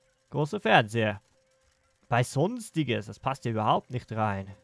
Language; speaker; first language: German; native; German